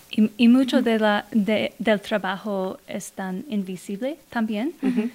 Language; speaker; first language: Spanish; non-native, learner; English